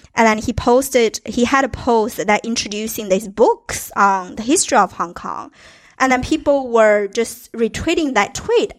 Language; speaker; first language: English; non-native, fluent; Chinese